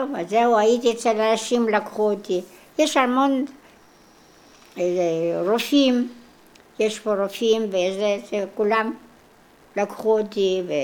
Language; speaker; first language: Hebrew; non-native, local second language; Polish